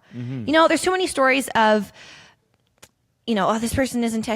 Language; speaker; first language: English; native; English